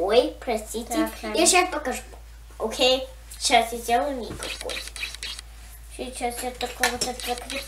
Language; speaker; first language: Russian; early bilingual, heritage; Russian